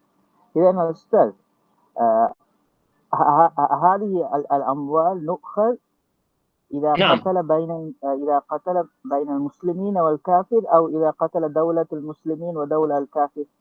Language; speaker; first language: Arabic; non-native, learner; Malay